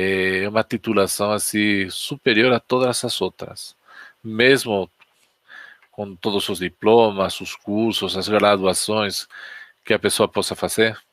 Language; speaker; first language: Portuguese; non-native, fluent; Spanish